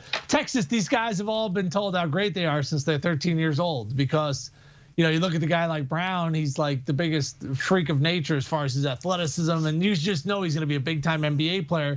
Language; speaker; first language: English; native; English